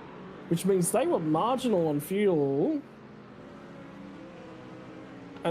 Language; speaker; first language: English; native; English